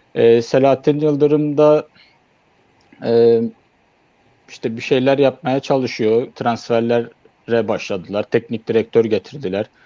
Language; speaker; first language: Turkish; native; Turkish